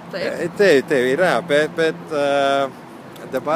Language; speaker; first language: Lithuanian; non-native, learner; Italian